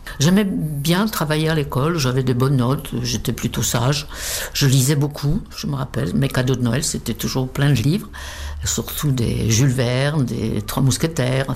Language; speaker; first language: French; non-native, fluent; Czech